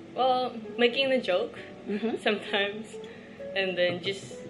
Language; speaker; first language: English; non-native, fluent; Japanese